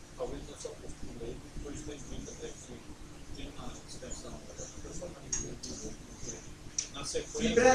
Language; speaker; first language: Portuguese; native; Portuguese